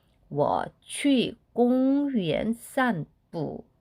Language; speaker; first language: Chinese; non-native, fluent; Korean